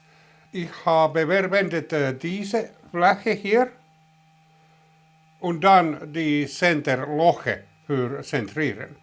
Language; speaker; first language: German; non-native, learner; Finnish